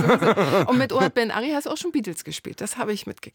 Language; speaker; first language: German; native; German